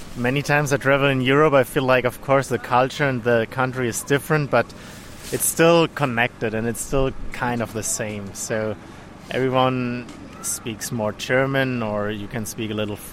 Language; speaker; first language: English; non-native, fluent; German